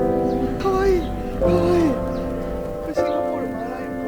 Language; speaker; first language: Japanese; native; Japanese